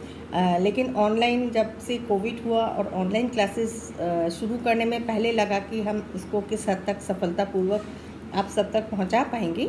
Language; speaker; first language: Hindi; native; Hindi